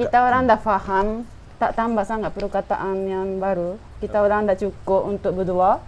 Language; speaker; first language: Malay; non-native, fluent; Japanese